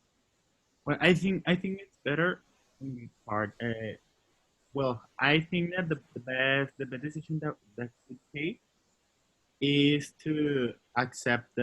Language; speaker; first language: English; non-native, learner; Spanish